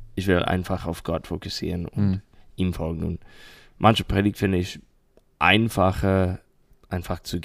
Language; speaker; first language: German; non-native, learner; English